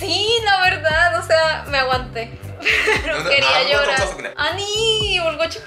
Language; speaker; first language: Spanish; native; Spanish